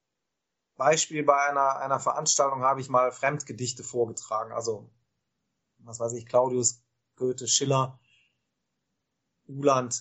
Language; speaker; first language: German; native; German